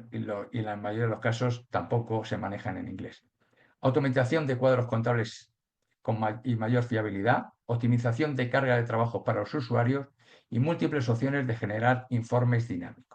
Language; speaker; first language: Spanish; native; Spanish